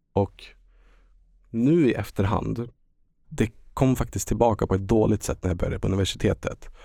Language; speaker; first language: Swedish; early bilingual, other home language; Estonian